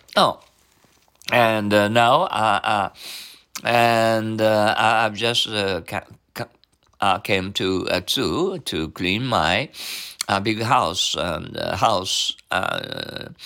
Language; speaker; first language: English; non-native, learner; Japanese